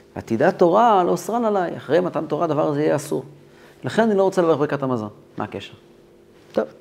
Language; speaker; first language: Hebrew; native; Hebrew